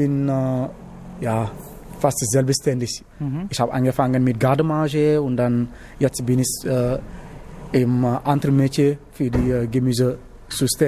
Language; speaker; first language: German; non-native, learner; Wolof